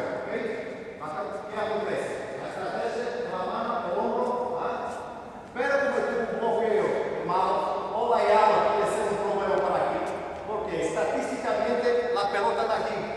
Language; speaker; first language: Spanish; non-native, learner; Portuguese